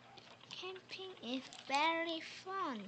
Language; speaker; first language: English; non-native, learner; Korean